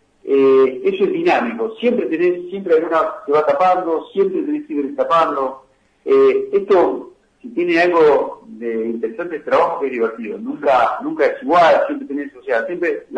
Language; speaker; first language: Spanish; native; Spanish